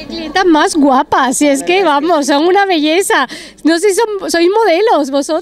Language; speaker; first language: Spanish; native; Spanish